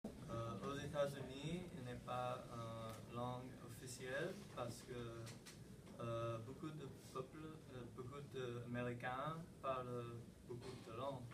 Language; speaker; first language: French; non-native, learner; English